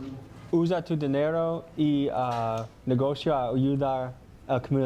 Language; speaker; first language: Spanish; non-native, learner; English